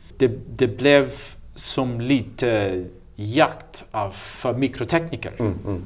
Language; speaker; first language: Swedish; non-native, learner; English